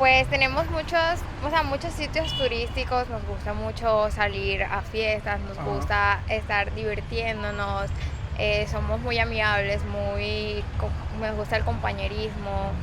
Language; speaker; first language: Spanish; native; Spanish